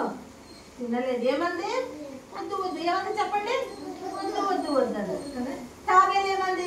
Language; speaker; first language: Telugu; native; Telugu